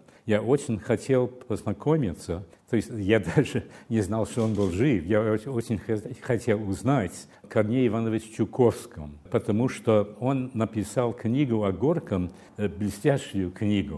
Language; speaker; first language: Russian; non-native, fluent; English